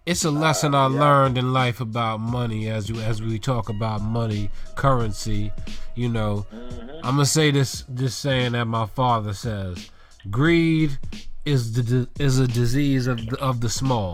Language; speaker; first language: English; native; English